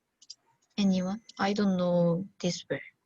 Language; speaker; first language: English; non-native, learner; Korean